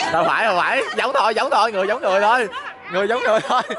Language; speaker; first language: Vietnamese; native; Vietnamese